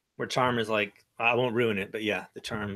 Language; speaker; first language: English; native; English